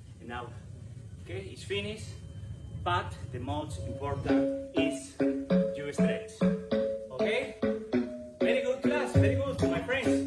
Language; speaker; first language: English; non-native, learner; Spanish